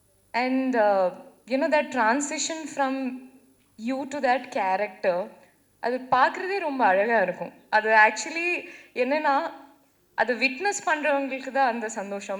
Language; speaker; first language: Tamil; non-native, fluent; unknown